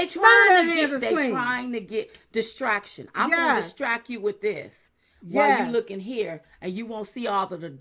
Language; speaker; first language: English; native; English